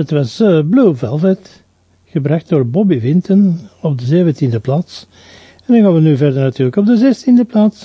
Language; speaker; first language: Dutch; native; Dutch